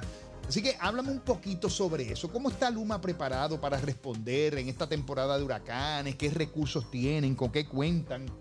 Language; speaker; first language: Spanish; native; Spanish